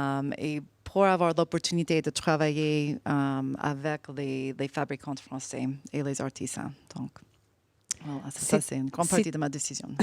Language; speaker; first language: French; non-native, fluent; English